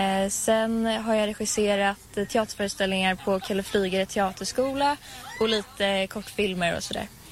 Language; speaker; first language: Swedish; native; Swedish